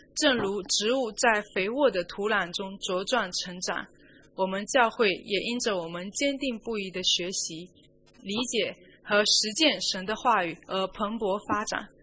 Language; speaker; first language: Chinese; native; Chinese